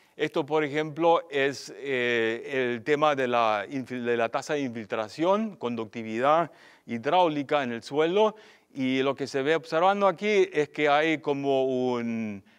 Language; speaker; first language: Spanish; non-native, fluent; German